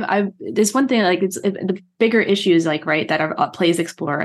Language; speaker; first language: English; native; English